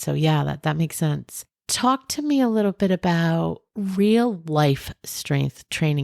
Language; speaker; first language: English; native; English